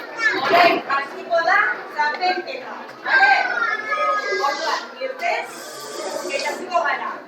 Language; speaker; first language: Basque; non-native, local second language; Spanish